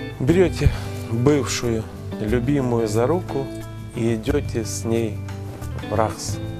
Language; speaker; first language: Russian; native; Russian